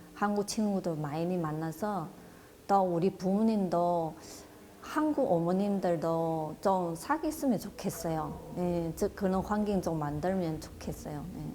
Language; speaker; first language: Korean; non-native, fluent; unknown